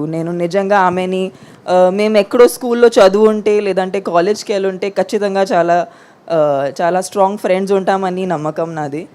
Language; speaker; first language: Telugu; non-native, fluent; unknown